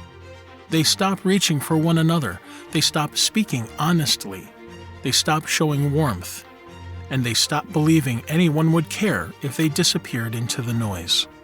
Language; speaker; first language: English; native; English